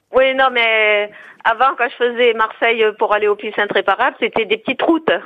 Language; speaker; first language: French; native; French